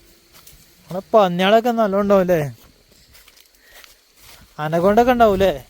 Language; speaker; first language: Malayalam; native; Malayalam